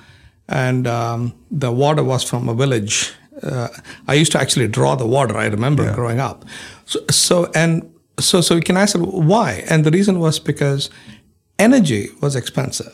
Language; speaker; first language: English; non-native, local second language; Malayalam